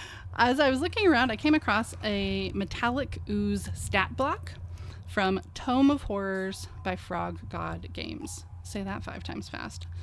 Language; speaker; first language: English; native; English